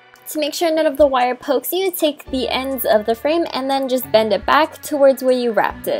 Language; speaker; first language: English; native; English